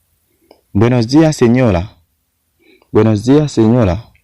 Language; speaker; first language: Spanish; non-native, learner; Haitian Creole